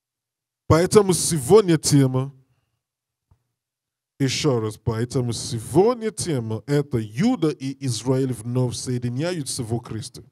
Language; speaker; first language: Russian; non-native, learner; English